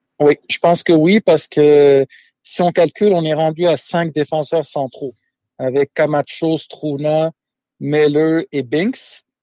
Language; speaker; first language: French; native; French